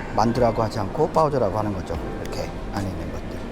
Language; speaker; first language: Korean; native; Korean